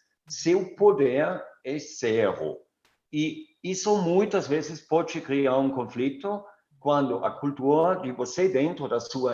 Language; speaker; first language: Portuguese; non-native, fluent; German